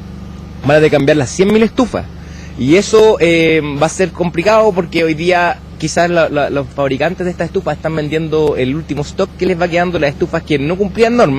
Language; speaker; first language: Spanish; native; Spanish